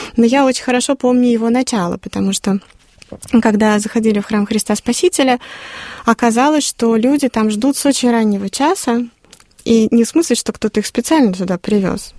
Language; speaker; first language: Russian; native; Russian